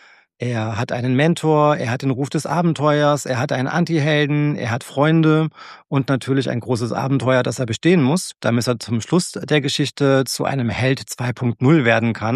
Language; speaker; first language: German; native; German